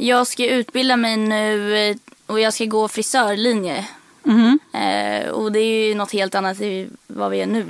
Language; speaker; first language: Swedish; native; Swedish